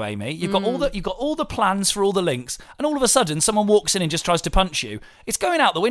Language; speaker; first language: English; native; English